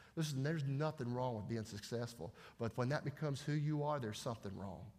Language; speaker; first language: English; native; English